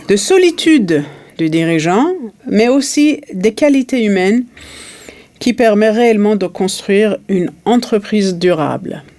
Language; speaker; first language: French; native; French